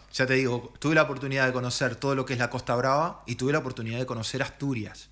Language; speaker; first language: Spanish; native; Spanish